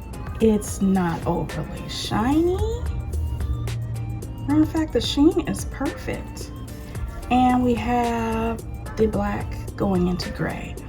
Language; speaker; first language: English; native; English